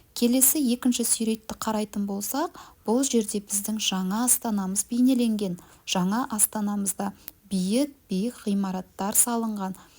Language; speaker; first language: Kazakh; native; Kazakh